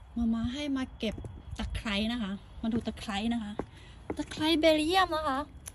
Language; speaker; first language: Thai; early bilingual, heritage; Thai